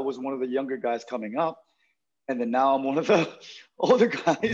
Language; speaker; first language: English; non-native, local second language; Filipino